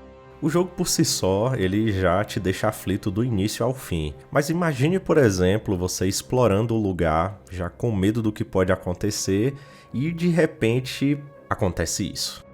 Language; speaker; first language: Portuguese; native; Portuguese